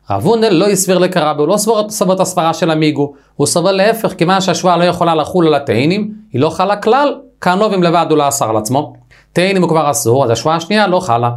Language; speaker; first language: Hebrew; native; Hebrew